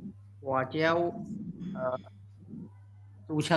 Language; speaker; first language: Chinese; non-native, learner; Khmer